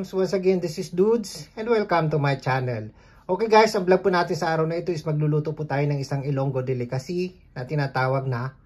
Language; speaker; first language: Filipino; non-native, local second language; Hiligaynon